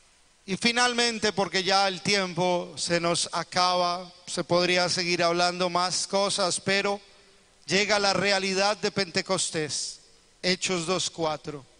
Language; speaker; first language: Spanish; native; Spanish